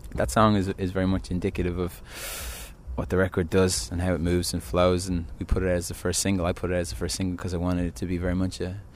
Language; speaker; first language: English; native; English